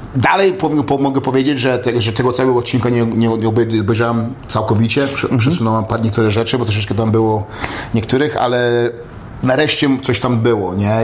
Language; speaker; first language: Polish; early bilingual, heritage; Polish